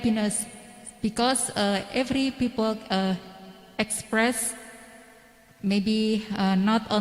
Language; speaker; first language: English; non-native, learner; Indonesian